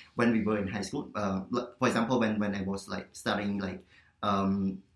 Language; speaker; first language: English; non-native, fluent; Khmer